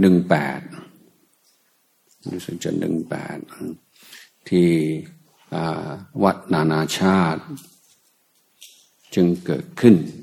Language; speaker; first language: Thai; native; Thai